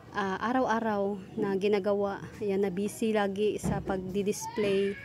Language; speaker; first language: Filipino; non-native, local second language; Cebuano